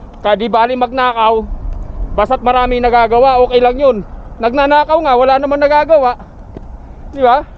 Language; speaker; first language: Filipino; non-native, local second language; Bikol